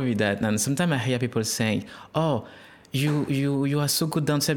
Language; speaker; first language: English; non-native, fluent; French